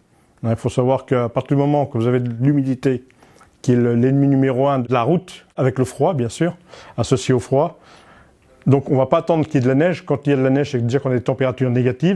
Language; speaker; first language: French; native; French